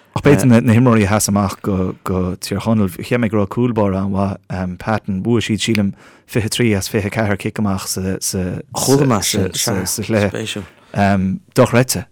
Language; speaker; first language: Irish; native; Irish